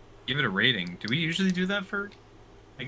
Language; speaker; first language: English; native; English